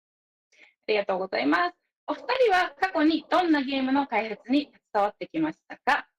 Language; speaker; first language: Japanese; native; Japanese